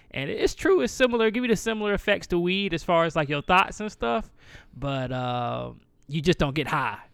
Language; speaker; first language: English; native; English